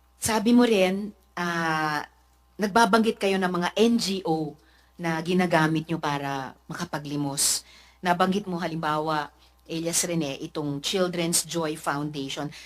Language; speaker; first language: Filipino; native; Filipino